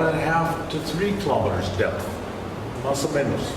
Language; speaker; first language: Spanish; non-native, learner; English